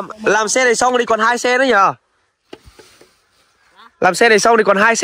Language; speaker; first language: Vietnamese; native; Vietnamese